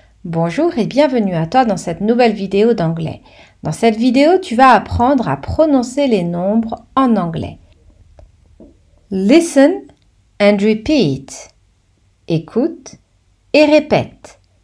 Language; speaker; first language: French; native; French